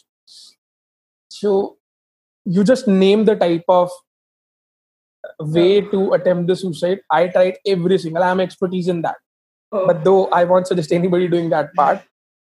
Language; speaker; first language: English; non-native, local second language; Hindi